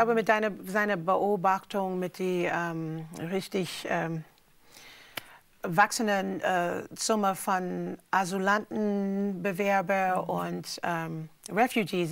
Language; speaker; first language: German; non-native, fluent; English